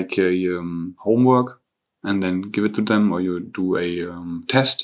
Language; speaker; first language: English; non-native, fluent; German